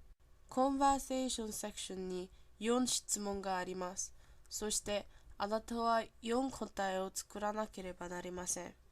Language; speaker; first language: Japanese; non-native, learner; English